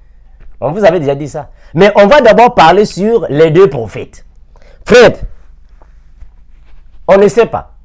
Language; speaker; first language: French; non-native, local second language; Lingala